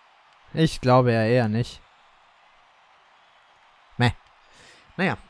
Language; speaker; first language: German; native; German